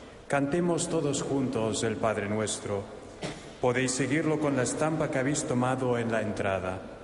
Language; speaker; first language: Spanish; non-native, local second language; Catalan